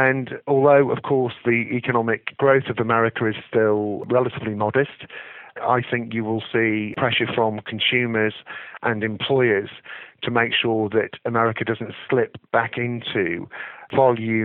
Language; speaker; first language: English; native; English